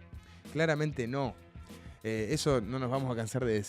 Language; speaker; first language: Spanish; native; Spanish